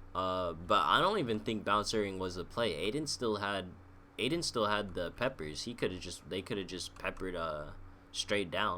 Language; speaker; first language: English; native; English